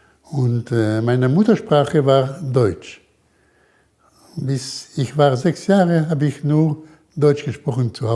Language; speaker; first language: German; early bilingual, heritage; German